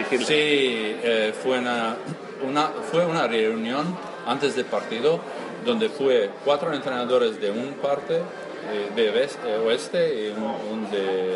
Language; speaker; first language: Spanish; non-native, learner; Croatian